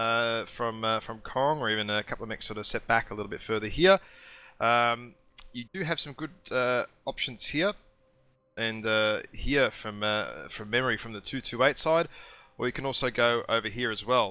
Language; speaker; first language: English; native; English